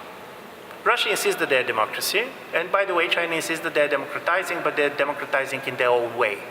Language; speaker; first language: English; non-native, fluent; Bulgarian